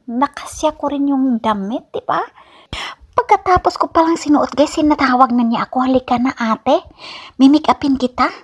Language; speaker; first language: Filipino; non-native, local second language; Cebuano